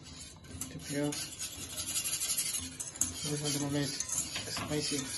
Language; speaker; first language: Russian; non-native, learner; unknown